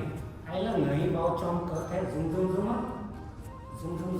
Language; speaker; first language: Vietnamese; non-native, learner; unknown